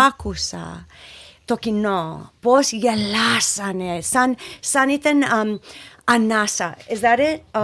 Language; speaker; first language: Greek; early bilingual, heritage; Greek